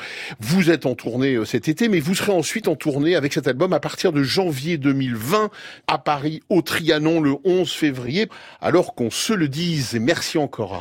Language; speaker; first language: French; native; French